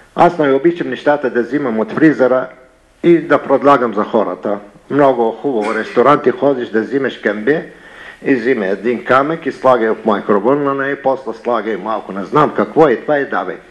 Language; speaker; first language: Bulgarian; non-native, learner; Arabic